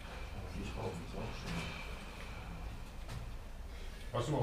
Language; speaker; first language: German; native; German